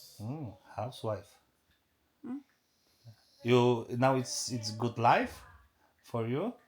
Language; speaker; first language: English; non-native, learner; Polish